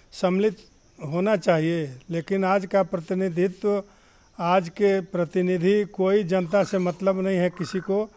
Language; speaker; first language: Hindi; non-native, local second language; Bhojpuri